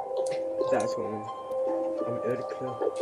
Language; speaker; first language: Danish; native; Danish